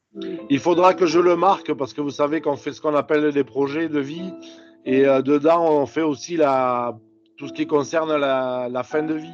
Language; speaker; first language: French; native; French